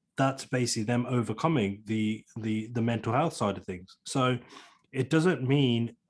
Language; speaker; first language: English; native; English